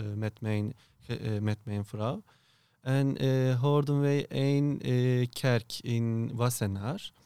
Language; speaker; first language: Dutch; non-native, fluent; Turkish